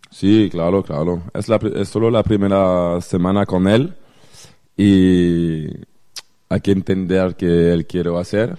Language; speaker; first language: Spanish; non-native, fluent; French